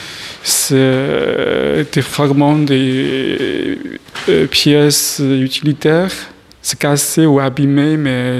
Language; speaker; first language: French; non-native, learner; Chinese